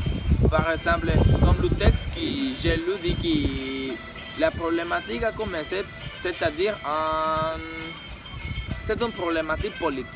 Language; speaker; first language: French; non-native, learner; Spanish